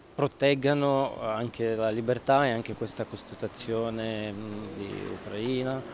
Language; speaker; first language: Italian; non-native, learner; Ukrainian